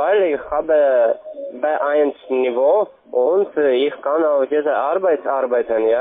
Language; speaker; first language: German; non-native, learner; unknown